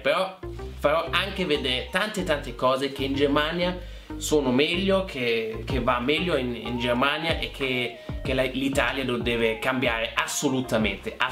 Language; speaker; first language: Italian; non-native, fluent; German